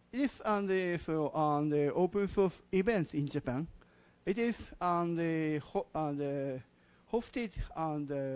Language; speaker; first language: English; non-native, learner; Japanese